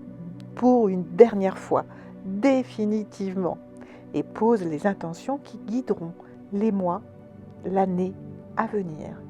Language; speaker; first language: French; native; French